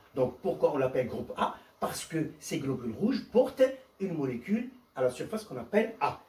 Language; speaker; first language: French; non-native, local second language; Arabic